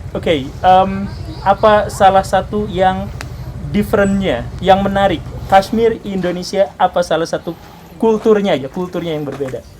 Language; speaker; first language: Indonesian; native; Indonesian